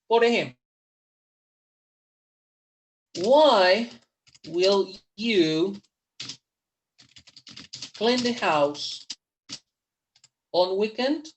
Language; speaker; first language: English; non-native, fluent; Spanish